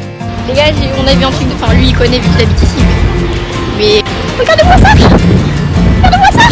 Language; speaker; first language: French; native; French